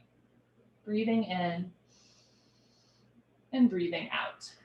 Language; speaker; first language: English; native; English